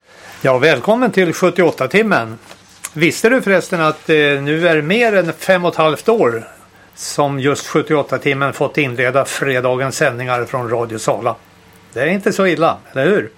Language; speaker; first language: Swedish; native; Swedish